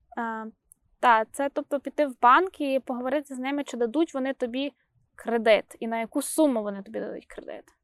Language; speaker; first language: Ukrainian; native; Ukrainian